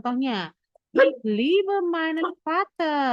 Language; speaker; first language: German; non-native, learner; Indonesian